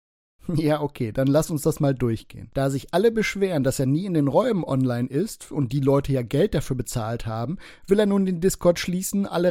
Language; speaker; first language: German; native; German